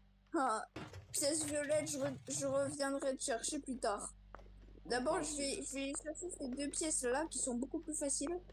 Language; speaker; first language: French; native; French